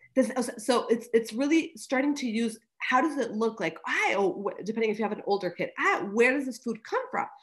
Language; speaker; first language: English; early bilingual, other home language; Spanish